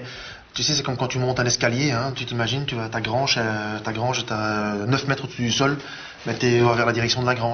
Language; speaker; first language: French; native; French